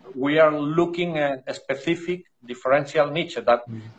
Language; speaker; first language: English; non-native, learner; Spanish